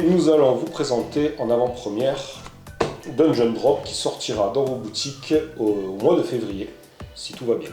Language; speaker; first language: French; native; French